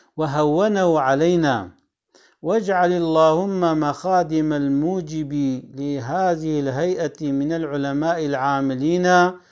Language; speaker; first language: Arabic; non-native, fluent; Kurdish